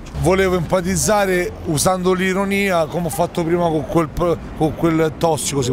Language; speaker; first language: Italian; native; Italian